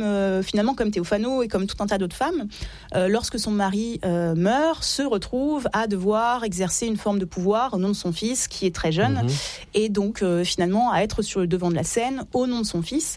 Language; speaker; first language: French; native; French